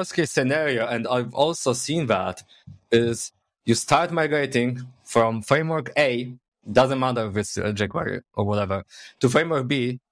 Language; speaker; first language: English; non-native, fluent; Polish